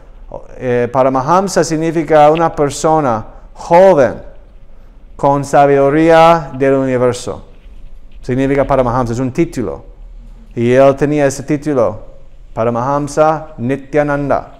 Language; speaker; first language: Spanish; non-native, learner; English